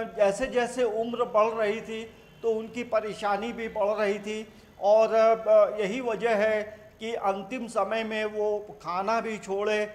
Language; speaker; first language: Hindi; native; Hindi